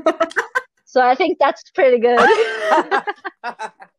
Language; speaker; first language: English; non-native, fluent; Swedish